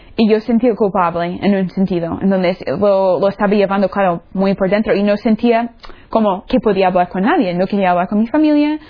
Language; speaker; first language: Spanish; non-native, fluent; English